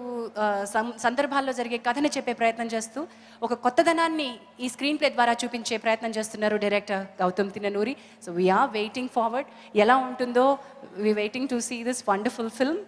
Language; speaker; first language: Telugu; native; Telugu